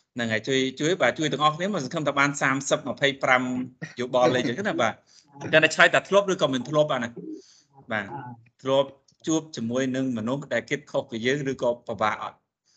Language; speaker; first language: Khmer; native; Khmer